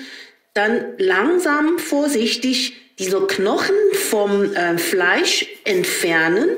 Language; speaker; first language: German; non-native, learner; Chinese